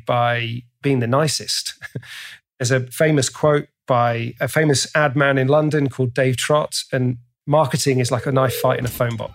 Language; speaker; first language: English; native; English